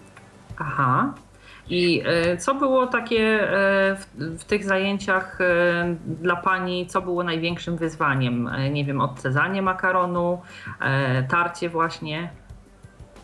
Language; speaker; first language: Polish; native; Polish